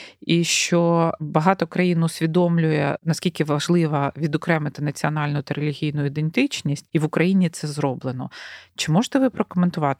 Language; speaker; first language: Ukrainian; native; Ukrainian